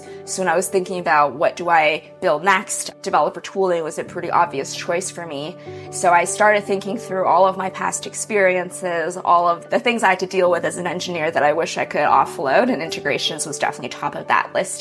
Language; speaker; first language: English; early bilingual, other home language; Chinese